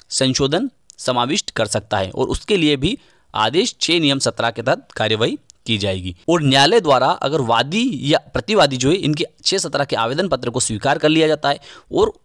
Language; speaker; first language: Hindi; native; Hindi